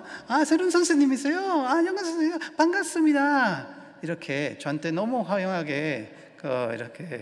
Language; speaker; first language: Korean; non-native, learner; Spanish